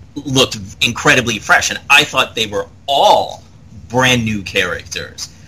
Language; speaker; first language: English; native; English